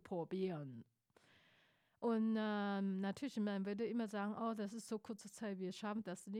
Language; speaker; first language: German; non-native, fluent; Chinese